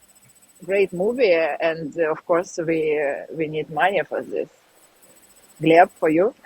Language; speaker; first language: English; non-native, learner; Ukrainian